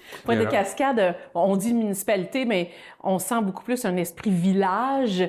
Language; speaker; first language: French; native; French